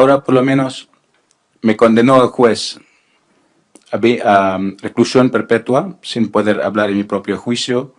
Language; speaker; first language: Spanish; non-native, learner; Filipino